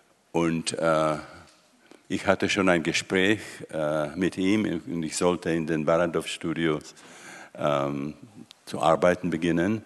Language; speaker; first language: German; non-native, fluent; Czech